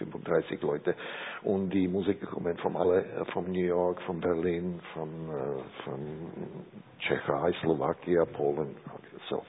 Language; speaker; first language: German; non-native, learner; Czech